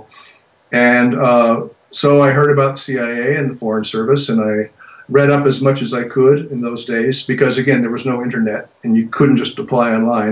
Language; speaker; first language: English; native; English